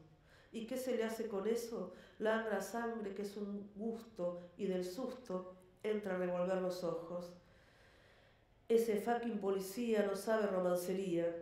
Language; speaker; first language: Spanish; native; Spanish